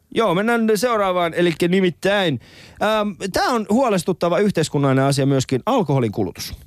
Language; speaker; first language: Finnish; early bilingual, other home language; Persian